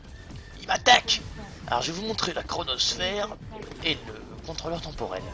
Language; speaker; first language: French; native; French